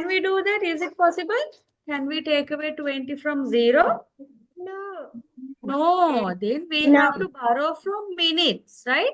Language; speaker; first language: English; non-native, local second language; Sinhala